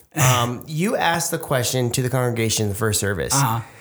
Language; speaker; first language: English; native; English